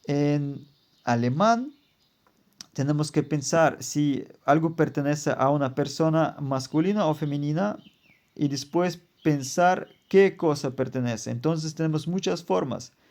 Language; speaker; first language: Spanish; non-native, fluent; German